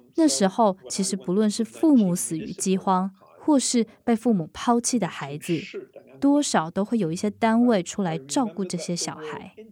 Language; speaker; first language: Chinese; native; Chinese